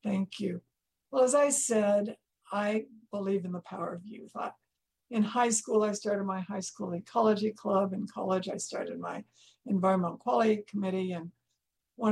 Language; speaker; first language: English; native; English